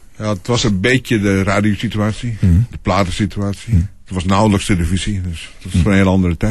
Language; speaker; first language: Dutch; native; Dutch